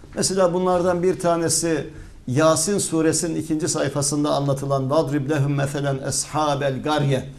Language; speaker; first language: Turkish; native; Turkish